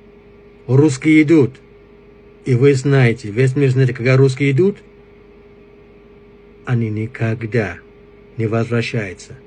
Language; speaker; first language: Russian; non-native, fluent; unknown